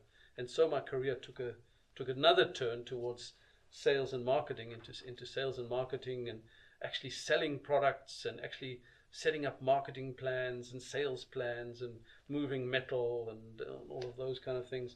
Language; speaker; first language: English; native; English